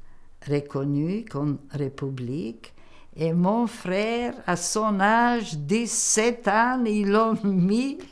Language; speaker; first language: French; non-native, local second language; Macedonian